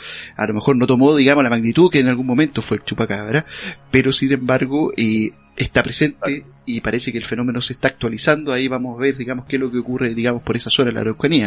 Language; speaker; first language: Spanish; native; Spanish